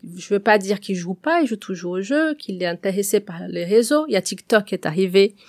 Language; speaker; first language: French; non-native, fluent; Portuguese